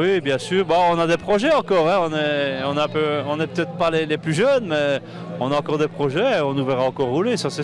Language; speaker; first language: French; native; French